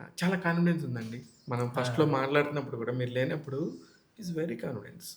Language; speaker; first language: Telugu; native; Telugu